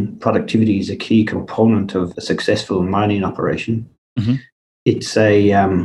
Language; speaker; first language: English; native; English